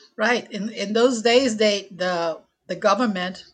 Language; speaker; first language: English; non-native, fluent; Spanish